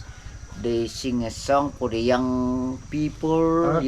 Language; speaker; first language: English; non-native, fluent; Indonesian